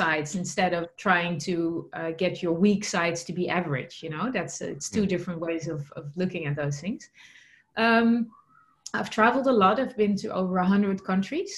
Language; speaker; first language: English; non-native, fluent; Dutch